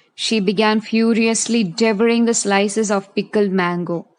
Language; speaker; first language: English; non-native, local second language; Malayalam